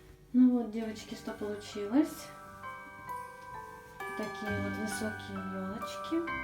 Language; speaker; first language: Russian; native; Russian